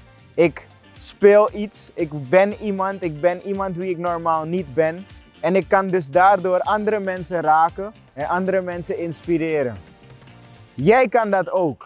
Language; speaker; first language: Dutch; non-native, fluent; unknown